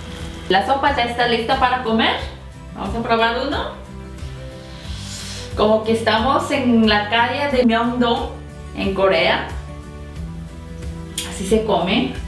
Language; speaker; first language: Spanish; non-native, fluent; Korean